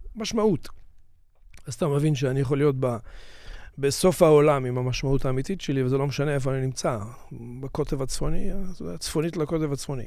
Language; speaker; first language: Hebrew; native; Hebrew